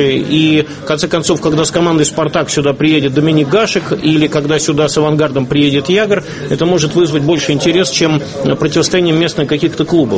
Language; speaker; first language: Russian; non-native, fluent; Czech